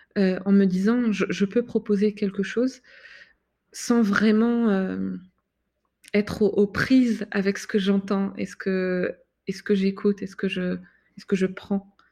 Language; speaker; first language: French; non-native, fluent; Arabic